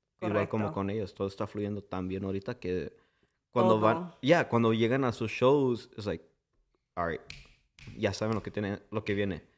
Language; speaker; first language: Spanish; early bilingual, heritage; English